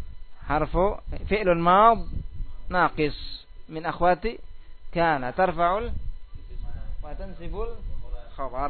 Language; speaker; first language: Arabic; non-native, fluent; Indonesian